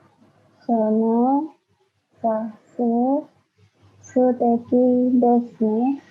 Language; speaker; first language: Japanese; non-native, learner; Indonesian